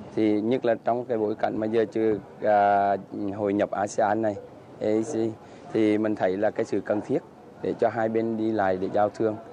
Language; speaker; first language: Vietnamese; native; Vietnamese